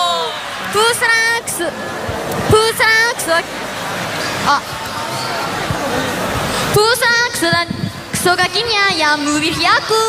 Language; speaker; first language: Indonesian; non-native, learner; Japanese